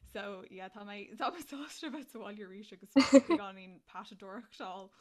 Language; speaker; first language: Irish; native; Irish